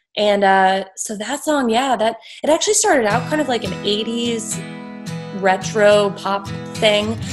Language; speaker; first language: English; native; English